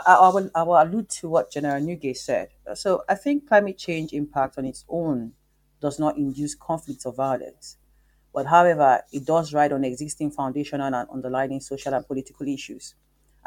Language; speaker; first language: English; non-native, local second language; Yoruba